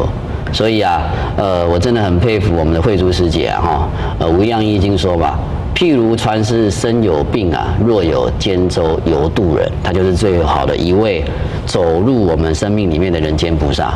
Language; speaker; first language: Chinese; native; Chinese